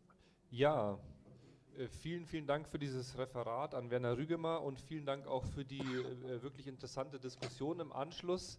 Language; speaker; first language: German; native; German